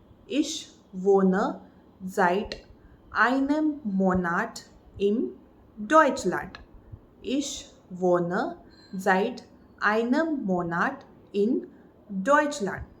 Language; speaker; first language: German; non-native, fluent; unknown